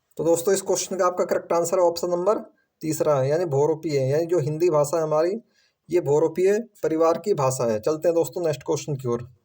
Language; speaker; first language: Hindi; native; Hindi